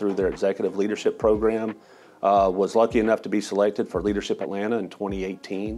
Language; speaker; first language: English; native; English